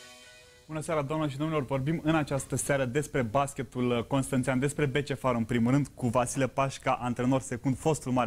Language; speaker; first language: Romanian; native; Romanian